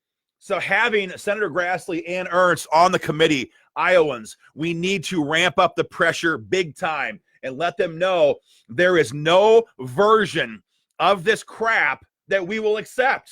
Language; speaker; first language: English; native; English